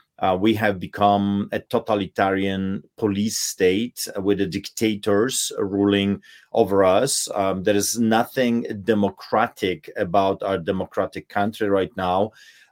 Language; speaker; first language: English; non-native, fluent; Polish